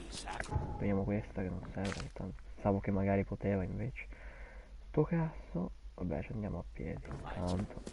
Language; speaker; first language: Italian; native; Italian